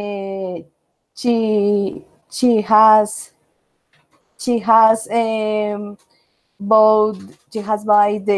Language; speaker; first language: English; non-native, learner; Spanish